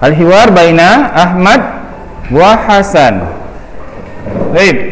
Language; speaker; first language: Arabic; non-native, fluent; Indonesian